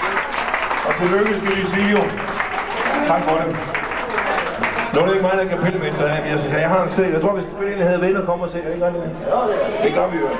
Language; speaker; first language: Danish; native; Danish